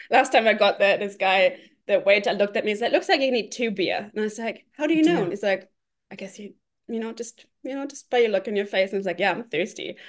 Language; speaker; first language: English; non-native, fluent; German